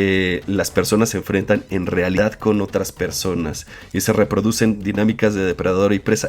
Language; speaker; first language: Spanish; native; Spanish